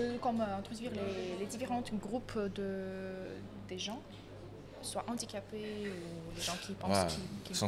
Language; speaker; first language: French; non-native, fluent; Polish